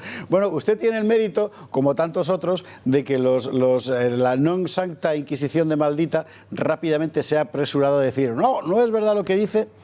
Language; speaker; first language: Spanish; native; Spanish